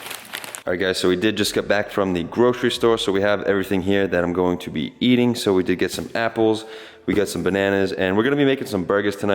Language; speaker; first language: English; native; English